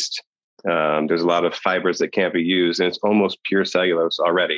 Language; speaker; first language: English; native; English